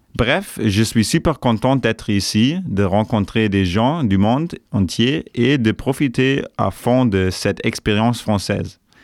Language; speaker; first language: French; non-native, fluent; German